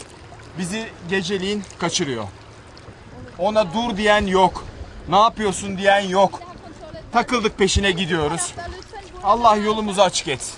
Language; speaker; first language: Turkish; native; Turkish